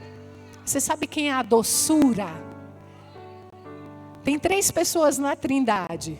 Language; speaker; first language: Portuguese; native; Portuguese